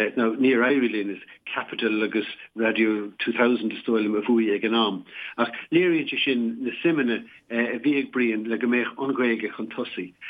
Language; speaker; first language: Irish; native; Irish